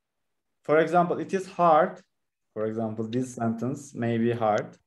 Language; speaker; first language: English; non-native, learner; Turkish